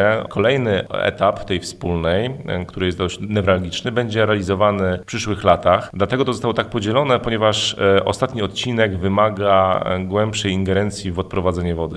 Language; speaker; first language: Polish; native; Polish